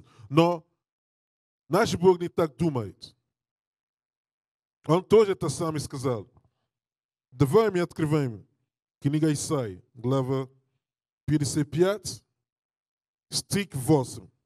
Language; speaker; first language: Russian; non-native, learner; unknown